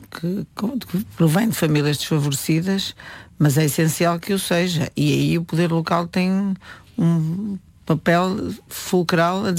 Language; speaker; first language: Portuguese; native; Portuguese